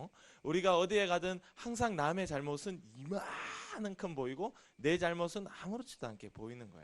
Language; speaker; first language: Korean; native; Korean